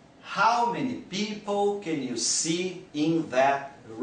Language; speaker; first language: English; non-native, fluent; Portuguese